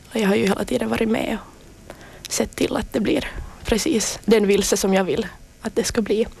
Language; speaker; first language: Swedish; native; Swedish